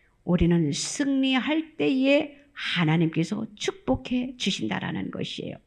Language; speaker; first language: Korean; native; Korean